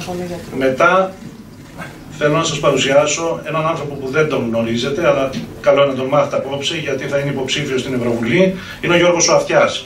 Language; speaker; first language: Greek; native; Greek